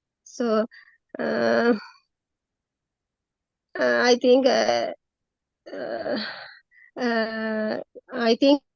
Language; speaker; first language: English; non-native, learner; Sinhala